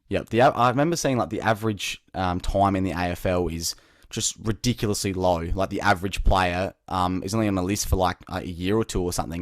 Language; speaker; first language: English; native; English